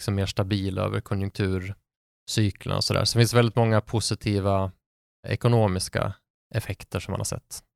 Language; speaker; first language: Swedish; native; Swedish